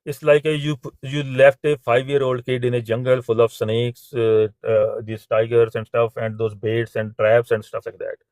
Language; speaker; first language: English; non-native, fluent; Punjabi